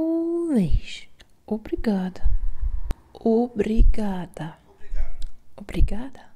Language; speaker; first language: Portuguese; non-native, learner; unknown